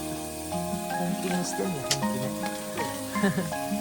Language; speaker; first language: Japanese; native; Japanese